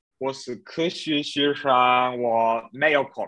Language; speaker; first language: Chinese; non-native, learner; German